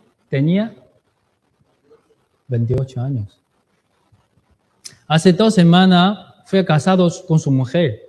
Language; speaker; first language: Spanish; non-native, fluent; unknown